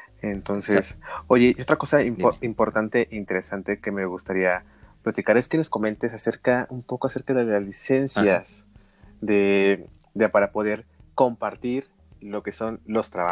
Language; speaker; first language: Spanish; native; Spanish